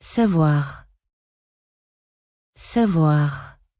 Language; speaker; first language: French; non-native, learner; Portuguese